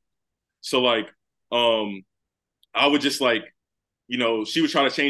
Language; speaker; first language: English; native; English